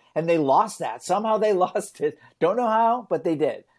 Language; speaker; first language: English; native; English